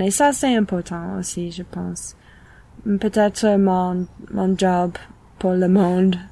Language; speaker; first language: French; non-native, learner; English